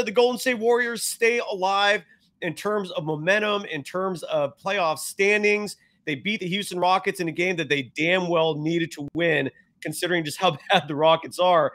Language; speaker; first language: English; native; English